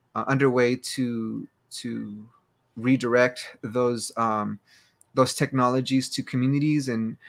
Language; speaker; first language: English; native; English